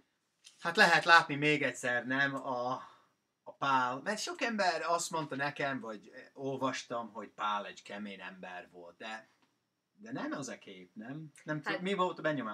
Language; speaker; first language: Hungarian; non-native, learner; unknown